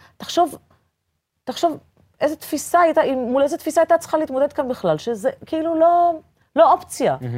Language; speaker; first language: Hebrew; early bilingual, other home language; Portuguese